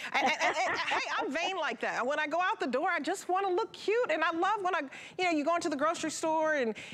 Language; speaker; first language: English; native; English